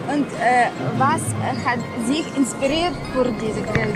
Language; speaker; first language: German; non-native, learner; Russian